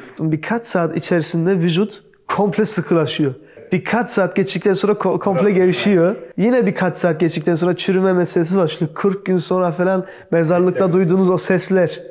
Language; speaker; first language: Turkish; early bilingual, heritage; Turkish